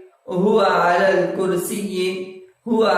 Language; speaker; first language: Arabic; non-native, fluent; Urdu